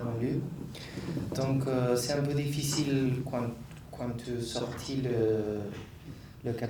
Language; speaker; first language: French; non-native, learner; Spanish